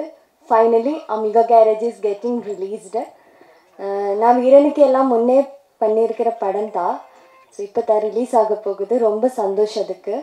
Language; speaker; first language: Tamil; non-native, local second language; Malayalam